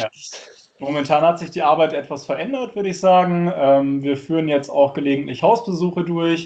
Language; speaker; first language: German; native; German